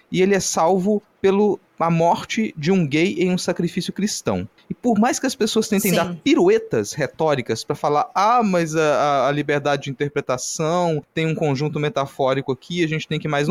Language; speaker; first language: Portuguese; native; Portuguese